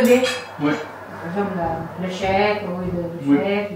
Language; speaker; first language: French; non-native, learner; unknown